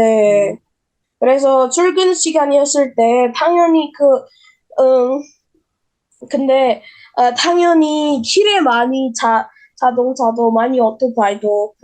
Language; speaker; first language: Korean; non-native, learner; Indonesian